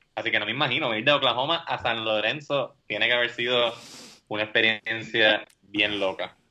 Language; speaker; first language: Spanish; native; Spanish